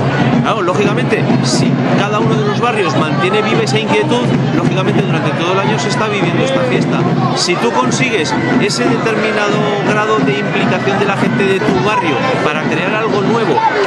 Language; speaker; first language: Spanish; native; Spanish